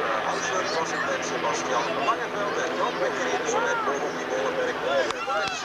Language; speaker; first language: Dutch; native; Dutch